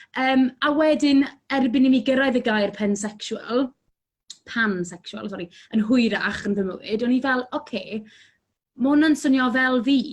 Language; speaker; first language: Welsh; native; Welsh